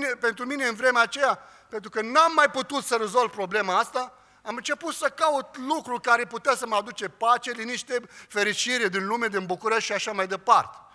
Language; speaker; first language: Romanian; non-native, fluent; Arabic